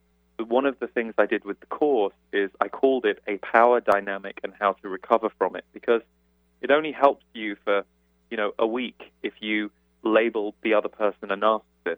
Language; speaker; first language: English; native; English